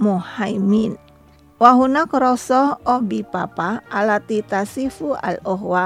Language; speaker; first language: Arabic; non-native, fluent; Indonesian